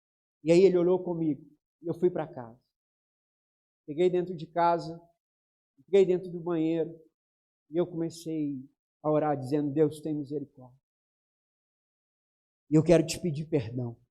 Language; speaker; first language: Portuguese; native; Portuguese